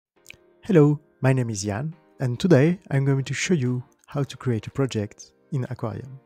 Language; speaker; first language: English; non-native, fluent; French